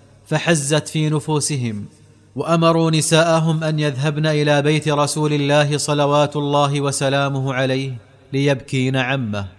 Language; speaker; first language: Arabic; native; Arabic